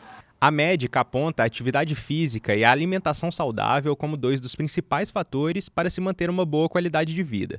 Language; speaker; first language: Portuguese; native; Portuguese